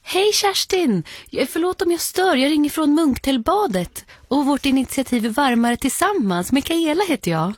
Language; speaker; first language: Swedish; native; Swedish